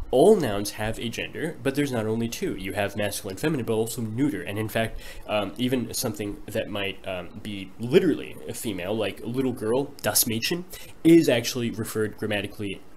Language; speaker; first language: English; native; English